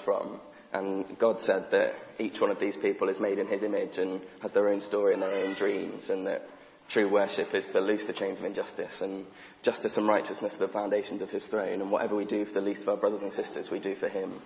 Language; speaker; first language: English; native; English